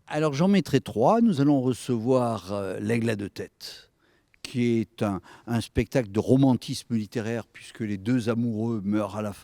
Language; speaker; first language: French; native; French